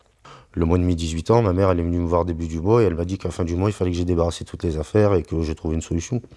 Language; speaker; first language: French; native; French